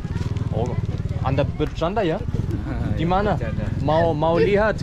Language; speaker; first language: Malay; non-native, learner; German